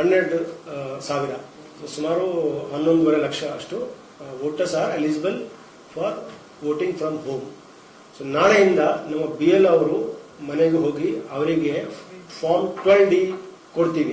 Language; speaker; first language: Kannada; non-native, fluent; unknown